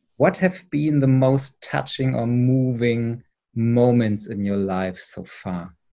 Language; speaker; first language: English; non-native, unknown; German